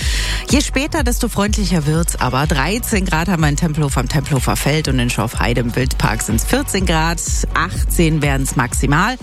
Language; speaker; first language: German; native; German